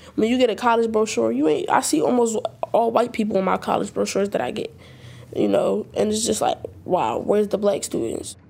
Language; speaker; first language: English; native; English